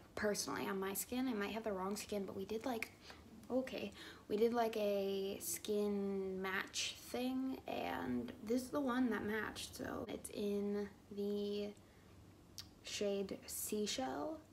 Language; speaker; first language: English; native; English